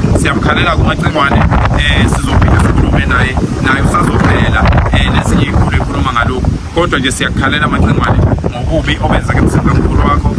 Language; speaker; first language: Zulu; native; Zulu